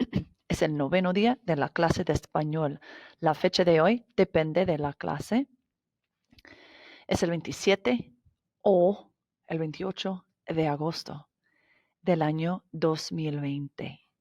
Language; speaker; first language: Spanish; non-native, fluent; English